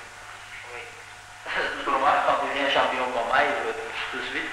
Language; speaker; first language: French; non-native, local second language; Dutch